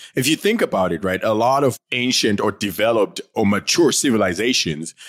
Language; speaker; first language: English; non-native, local second language; North Ndebele